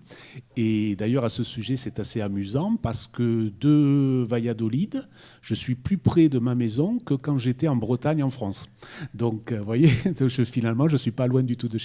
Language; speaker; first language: French; native; French